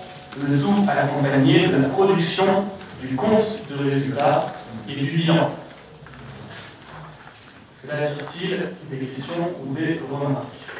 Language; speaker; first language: French; native; French